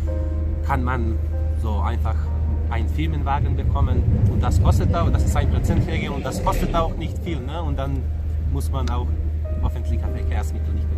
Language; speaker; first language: German; non-native, fluent; Serbian